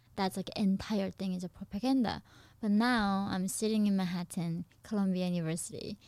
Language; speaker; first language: English; non-native, fluent; Korean